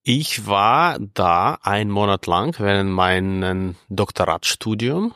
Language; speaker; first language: German; non-native, fluent; Russian